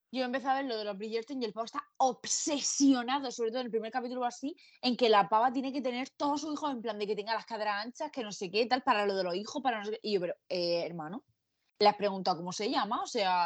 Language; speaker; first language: Spanish; native; Spanish